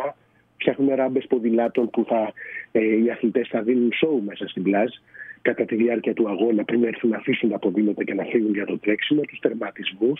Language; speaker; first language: Greek; native; Greek